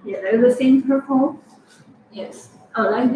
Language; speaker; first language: English; non-native, fluent; Chinese